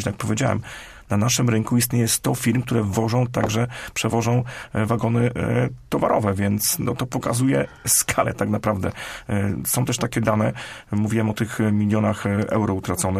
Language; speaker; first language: Polish; native; Polish